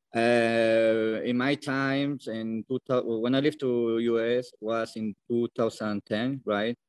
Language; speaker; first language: English; non-native, learner; Spanish